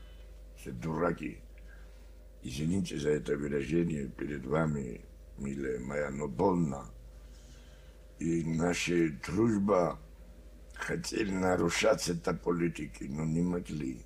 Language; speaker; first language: Russian; non-native, learner; Georgian